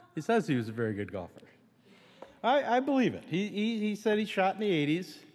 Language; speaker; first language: English; native; English